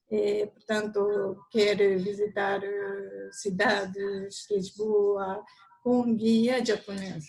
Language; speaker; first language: Portuguese; non-native, learner; Japanese